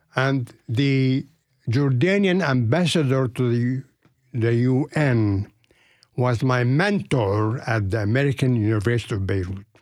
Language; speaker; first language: English; non-native, fluent; Arabic